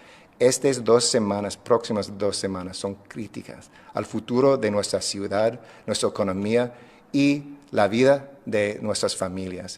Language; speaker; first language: Spanish; non-native, fluent; English